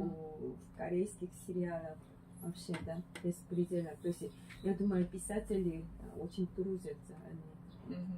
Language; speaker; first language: Russian; non-native, fluent; Korean